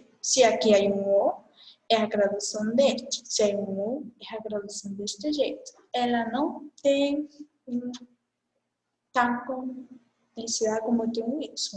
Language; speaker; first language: Portuguese; non-native, fluent; Spanish